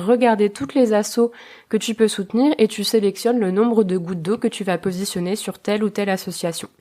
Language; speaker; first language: French; native; French